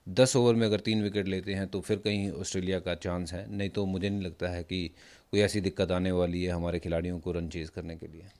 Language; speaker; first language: Hindi; non-native, local second language; Punjabi